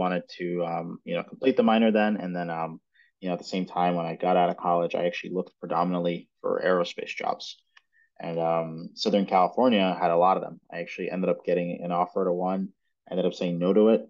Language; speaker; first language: English; native; English